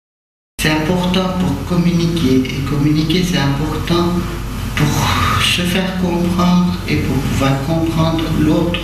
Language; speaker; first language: French; non-native, fluent; Turkish